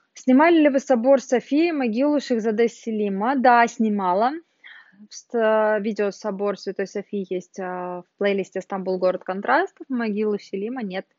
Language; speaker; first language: Russian; native; Russian